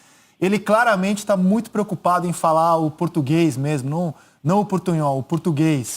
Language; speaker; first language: Portuguese; native; Portuguese